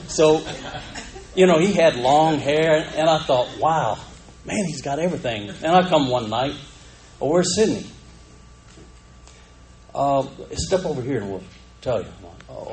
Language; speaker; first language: English; native; English